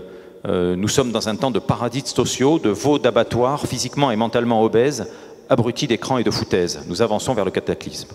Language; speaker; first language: French; native; French